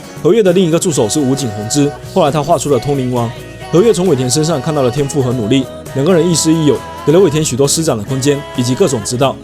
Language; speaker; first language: Chinese; native; Chinese